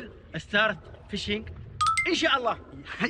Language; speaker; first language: English; non-native, learner; Arabic